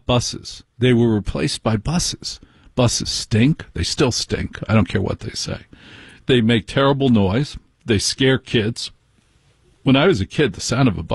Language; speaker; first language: English; native; English